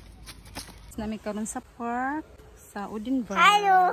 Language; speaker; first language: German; non-native, learner; Cebuano